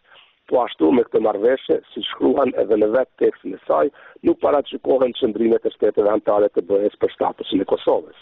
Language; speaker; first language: Albanian; native; Albanian